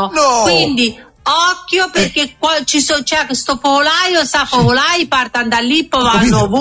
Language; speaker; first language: Italian; native; Italian